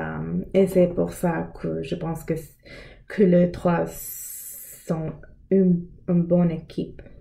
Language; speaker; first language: French; non-native, learner; English